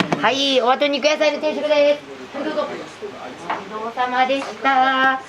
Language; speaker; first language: Japanese; native; Japanese